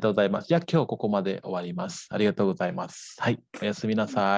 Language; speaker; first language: Japanese; non-native, fluent; Indonesian